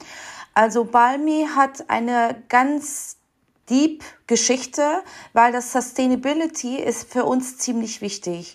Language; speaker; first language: German; non-native, fluent; Turkish